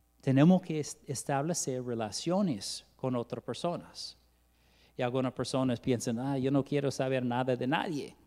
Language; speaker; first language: Spanish; non-native, fluent; English